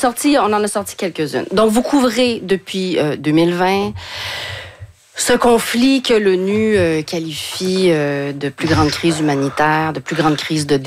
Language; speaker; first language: French; native; French